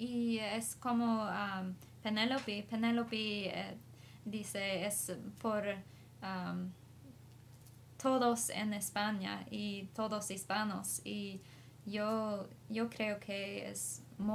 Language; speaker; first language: Spanish; non-native, learner; English